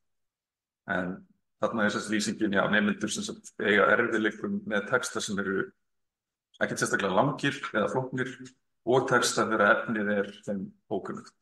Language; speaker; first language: Icelandic; native; Icelandic